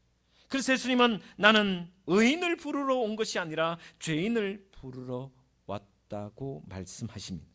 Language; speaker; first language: Korean; native; Korean